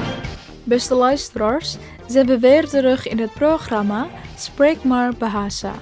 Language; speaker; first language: Dutch; non-native, learner; Indonesian